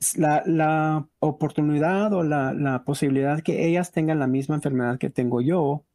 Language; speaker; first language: Spanish; early bilingual, heritage; Spanish